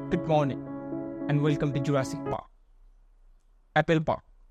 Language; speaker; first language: English; non-native, local second language; Bangla